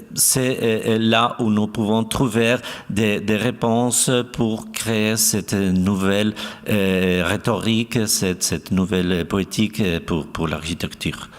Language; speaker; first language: French; non-native, fluent; Spanish